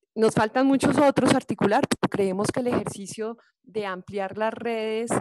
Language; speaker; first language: Spanish; native; Spanish